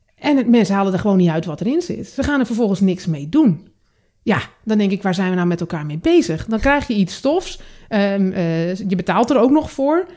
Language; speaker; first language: Dutch; native; Dutch